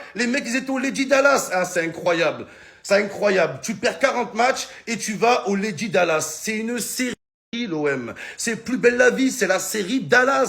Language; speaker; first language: French; native; French